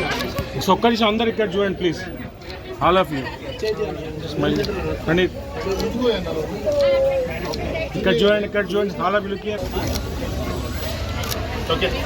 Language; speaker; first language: Telugu; native; Telugu